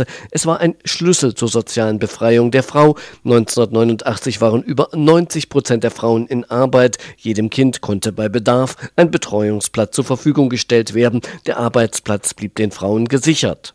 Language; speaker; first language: German; native; German